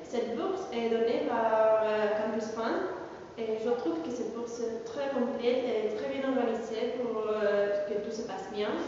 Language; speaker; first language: French; non-native, fluent; Spanish